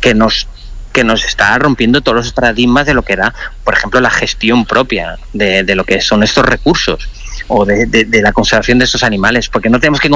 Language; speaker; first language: Spanish; non-native, local second language; Catalan